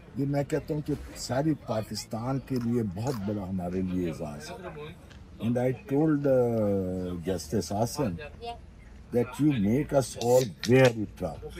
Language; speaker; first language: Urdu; non-native, local second language; Punjabi